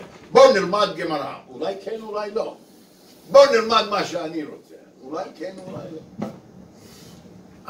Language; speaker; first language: Hebrew; non-native, fluent; English